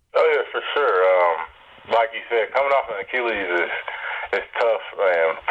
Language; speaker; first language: English; native; English